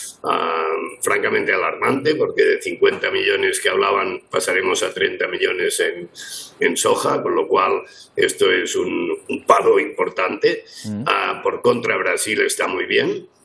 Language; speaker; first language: Spanish; native; Spanish